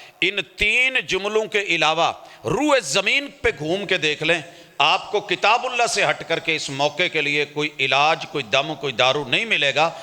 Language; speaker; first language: Urdu; non-native, local second language; Punjabi